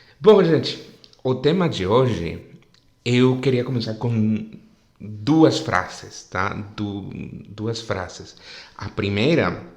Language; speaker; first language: Portuguese; non-native, fluent; Spanish